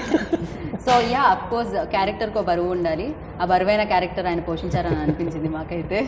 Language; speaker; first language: Telugu; native; Telugu